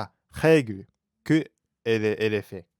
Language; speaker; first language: French; non-native, learner; Japanese